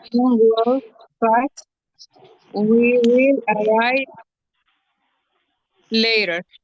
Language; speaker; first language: English; non-native, learner; Spanish